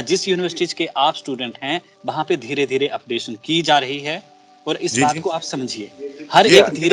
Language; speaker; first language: Hindi; native; Hindi